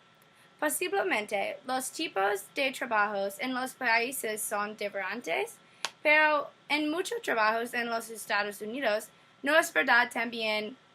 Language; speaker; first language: Spanish; non-native, learner; English